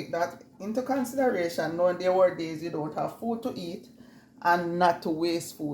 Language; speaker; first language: English; non-native, local second language; Jamaican Creole English